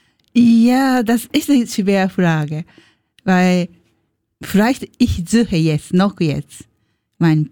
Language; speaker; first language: German; non-native, learner; Japanese